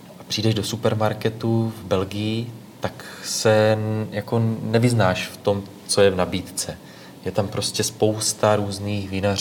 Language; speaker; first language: Czech; native; Czech